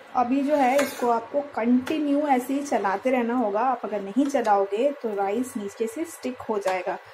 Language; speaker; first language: Hindi; non-native, local second language; Bangla